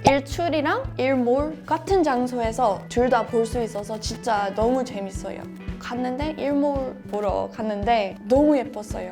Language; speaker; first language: Korean; non-native, fluent; English